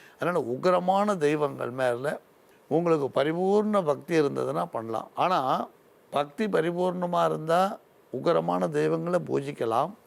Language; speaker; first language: Tamil; native; Tamil